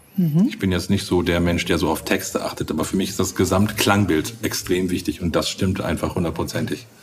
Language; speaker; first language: German; native; German